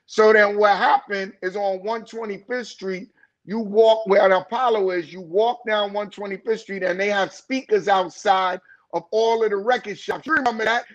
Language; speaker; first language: English; native; English